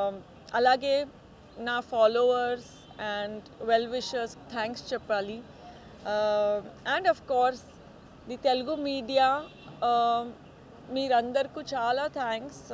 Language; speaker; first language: Telugu; non-native, fluent; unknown